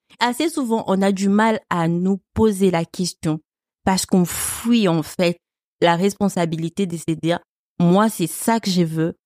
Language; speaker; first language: French; non-native, local second language; Lingala